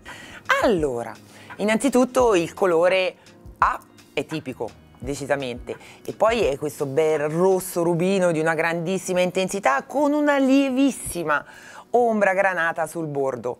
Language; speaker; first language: Italian; native; Italian